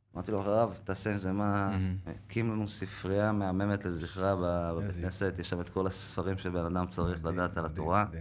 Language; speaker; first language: Hebrew; native; Hebrew